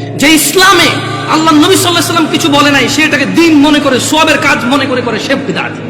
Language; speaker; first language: Bangla; early bilingual, heritage; Bangla